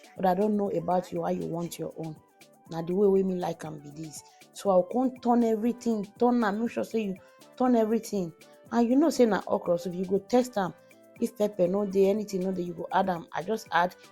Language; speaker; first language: Nigerian Pidgin; non-native, local second language; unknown